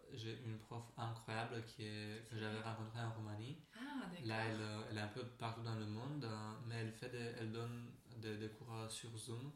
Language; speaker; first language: French; non-native, fluent; Romanian